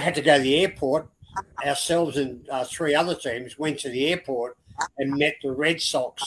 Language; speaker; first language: English; native; English